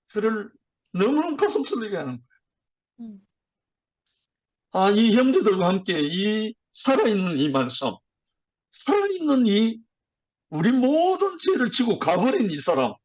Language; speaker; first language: Korean; native; Korean